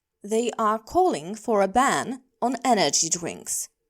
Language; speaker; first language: English; non-native, fluent; Polish